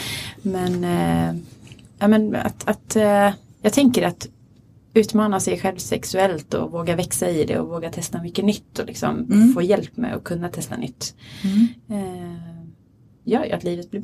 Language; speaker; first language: Swedish; native; Swedish